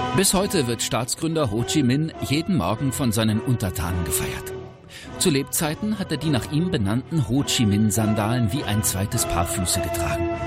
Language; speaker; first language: German; native; German